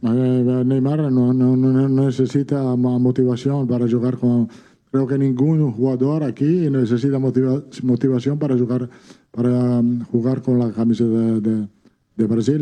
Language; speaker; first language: Portuguese; non-native, fluent; Italian